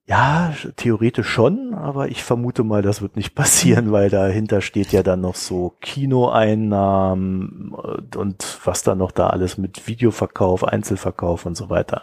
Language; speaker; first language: German; native; German